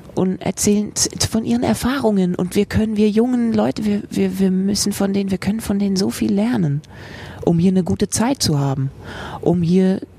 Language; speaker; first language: German; native; German